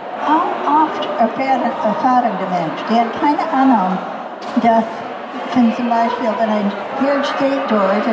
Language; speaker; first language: German; non-native, fluent; English